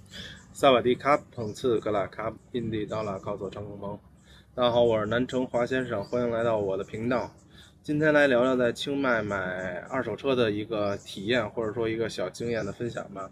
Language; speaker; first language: Chinese; native; Chinese